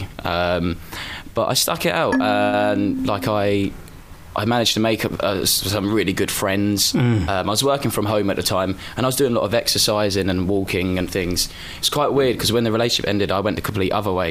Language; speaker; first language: English; native; English